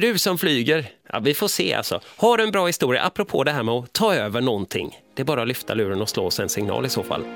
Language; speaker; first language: Swedish; native; Swedish